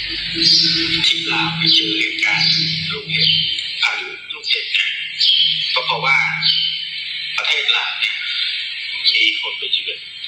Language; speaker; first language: Thai; native; Thai